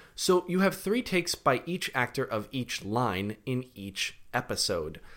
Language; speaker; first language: English; native; English